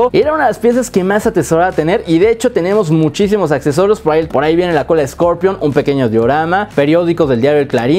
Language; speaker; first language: Spanish; native; Spanish